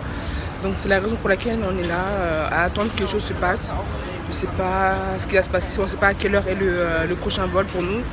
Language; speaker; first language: French; native; French